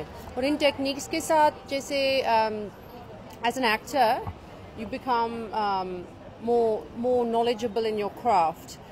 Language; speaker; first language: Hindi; early bilingual, heritage; Hindi